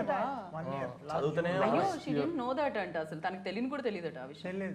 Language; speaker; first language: Telugu; native; Telugu